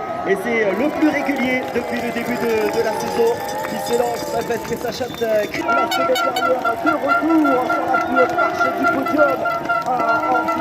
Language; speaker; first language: French; native; French